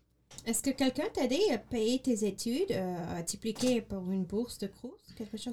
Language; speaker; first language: French; non-native, learner; English